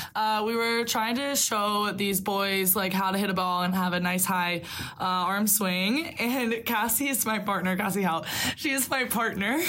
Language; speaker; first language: English; native; English